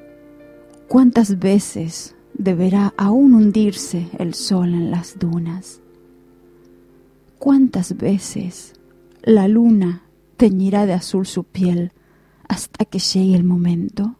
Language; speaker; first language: Spanish; native; Spanish